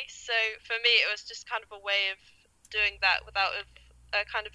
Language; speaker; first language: English; native; English